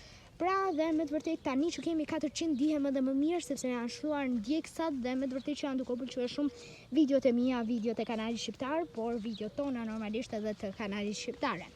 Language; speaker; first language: Albanian; early bilingual, heritage; Albanian